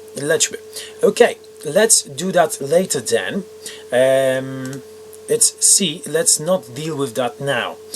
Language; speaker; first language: English; non-native, fluent; Polish